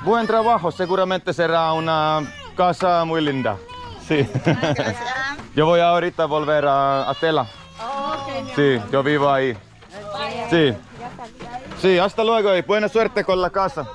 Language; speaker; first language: Spanish; non-native, learner; Finnish